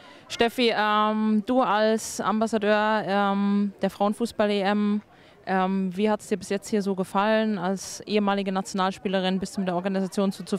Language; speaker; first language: German; native; German